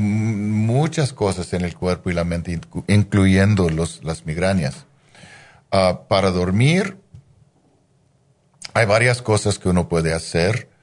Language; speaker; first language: Spanish; non-native, fluent; English